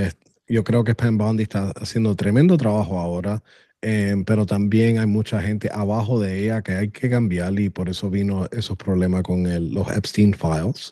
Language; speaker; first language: Spanish; early bilingual, other home language; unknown